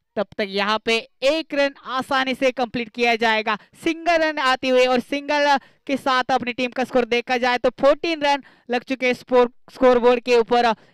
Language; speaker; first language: Hindi; non-native, local second language; Marathi